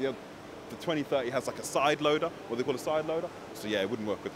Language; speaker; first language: English; native; English